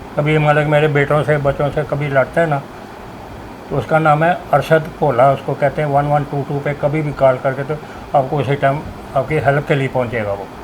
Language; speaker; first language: Urdu; non-native, local second language; Punjabi